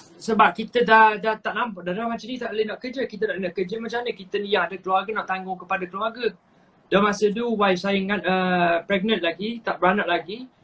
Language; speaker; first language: Malay; non-native, fluent; English